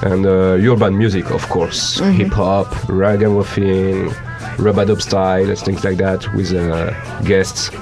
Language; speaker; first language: English; non-native, learner; French